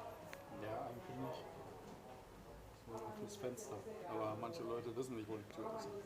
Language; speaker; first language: German; native; German